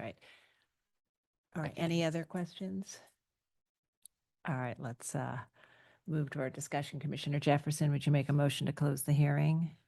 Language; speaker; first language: English; native; English